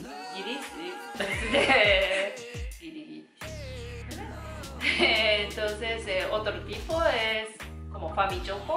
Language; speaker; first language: Spanish; non-native, learner; Japanese